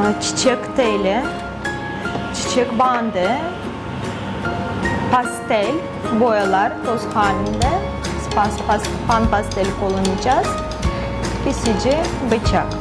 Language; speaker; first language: Turkish; non-native, fluent; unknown